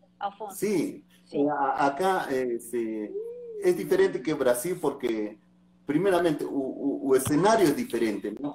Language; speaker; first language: Portuguese; non-native, learner; Spanish